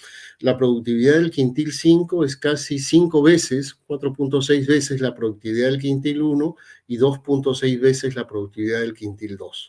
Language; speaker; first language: Spanish; native; Spanish